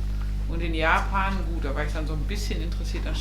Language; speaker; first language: German; native; German